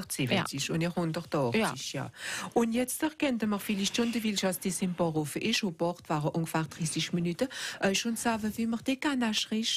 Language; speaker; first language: German; native; German